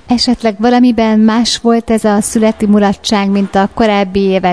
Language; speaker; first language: Hungarian; native; Hungarian